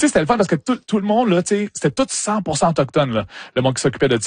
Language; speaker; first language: French; native; French